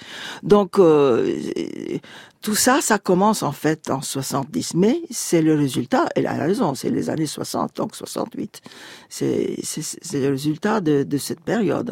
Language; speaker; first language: French; non-native, fluent; Turkish